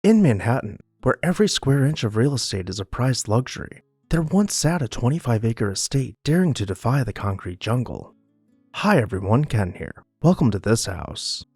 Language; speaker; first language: English; native; English